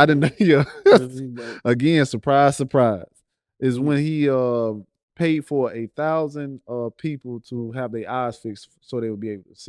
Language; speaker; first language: English; native; English